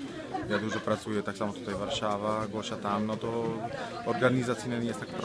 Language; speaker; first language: Polish; non-native, fluent; Italian